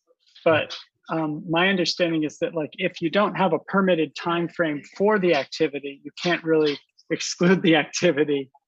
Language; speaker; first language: English; native; English